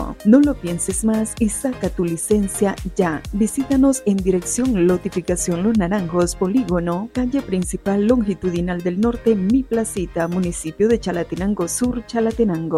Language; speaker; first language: Spanish; native; Spanish